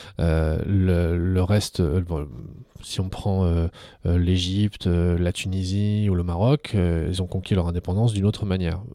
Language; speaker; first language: French; early bilingual, other home language; Arabic